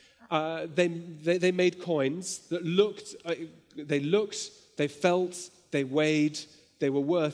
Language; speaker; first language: English; native; English